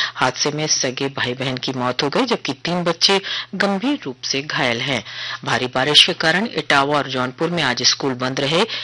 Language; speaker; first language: Hindi; native; Hindi